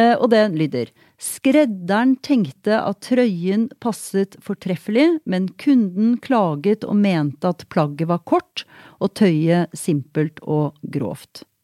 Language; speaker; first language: Norwegian; native; Norwegian